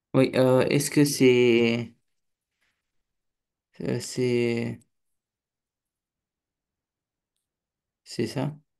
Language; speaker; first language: French; non-native, learner; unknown